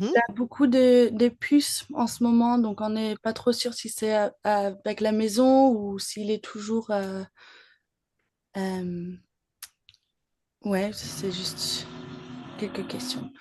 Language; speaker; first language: French; early bilingual, other home language; English